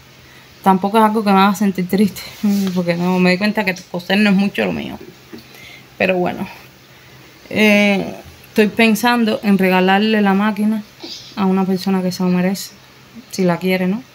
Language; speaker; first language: Spanish; native; Spanish